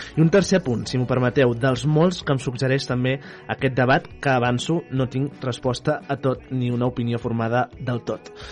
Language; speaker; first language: Catalan; native; Catalan